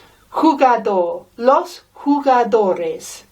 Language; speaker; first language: Spanish; non-native, fluent; English